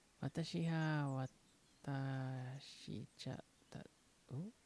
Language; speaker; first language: Japanese; non-native, learner; English